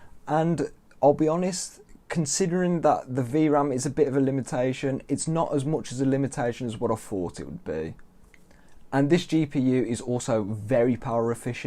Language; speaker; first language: English; native; English